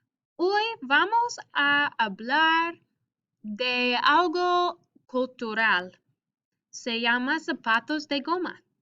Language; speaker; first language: Spanish; non-native, fluent; English